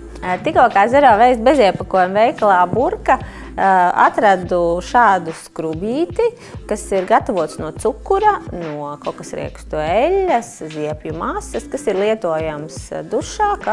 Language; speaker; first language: Latvian; native; Latvian